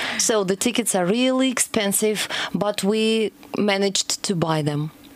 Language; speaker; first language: English; non-native, fluent; Russian